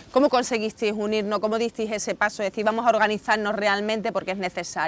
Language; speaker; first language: Spanish; native; Spanish